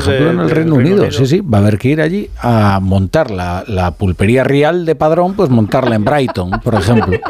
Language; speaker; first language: Spanish; native; Spanish